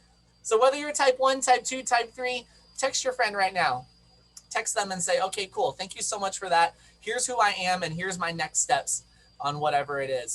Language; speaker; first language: English; native; English